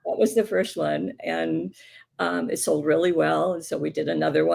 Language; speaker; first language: English; native; English